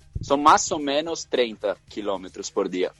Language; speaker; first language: Spanish; non-native, fluent; Portuguese